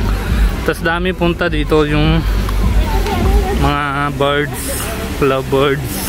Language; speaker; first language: Filipino; non-native, learner; Punjabi